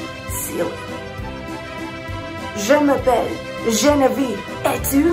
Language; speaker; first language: French; non-native, learner; English